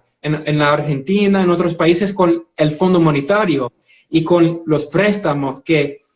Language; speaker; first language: Spanish; non-native, fluent; English